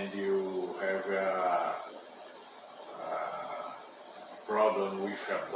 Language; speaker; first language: English; non-native, learner; Portuguese